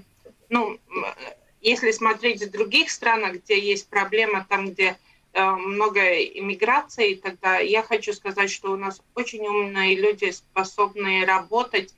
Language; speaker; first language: Russian; non-native, local second language; Latvian